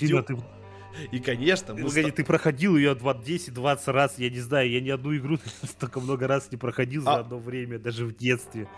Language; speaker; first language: Russian; native; Russian